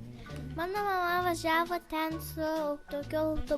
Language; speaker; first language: Lithuanian; early bilingual, heritage; Lithuanian